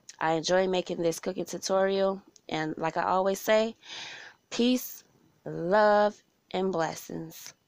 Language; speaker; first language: English; native; English